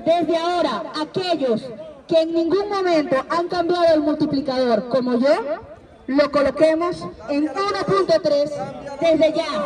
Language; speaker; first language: Spanish; native; Spanish